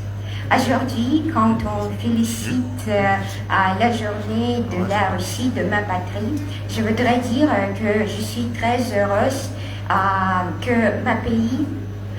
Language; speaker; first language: French; non-native, fluent; Russian